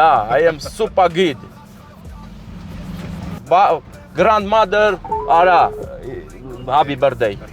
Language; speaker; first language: English; non-native, learner; Armenian